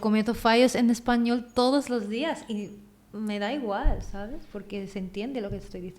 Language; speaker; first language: Spanish; non-native, fluent; Filipino